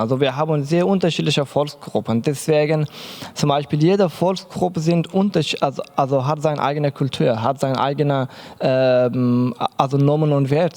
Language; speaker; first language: German; non-native, learner; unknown